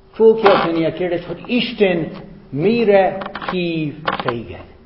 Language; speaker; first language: Hungarian; non-native, fluent; English